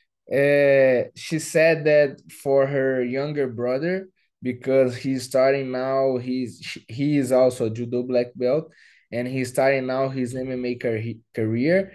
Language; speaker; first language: English; non-native, fluent; Portuguese